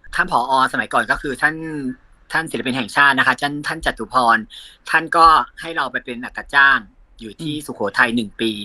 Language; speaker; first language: Thai; native; Thai